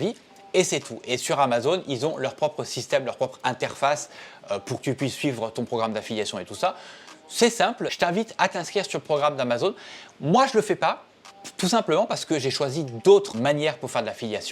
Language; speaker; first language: French; native; French